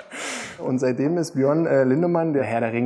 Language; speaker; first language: German; native; German